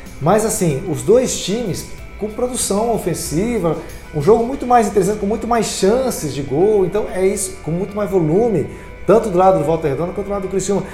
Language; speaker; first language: Portuguese; native; Portuguese